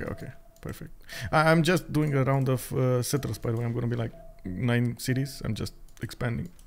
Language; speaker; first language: English; non-native, fluent; Romanian